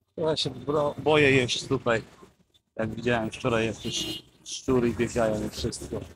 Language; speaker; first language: Polish; native; Polish